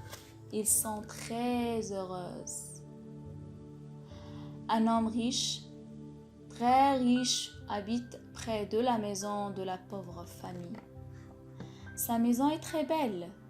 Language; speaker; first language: French; non-native, local second language; Arabic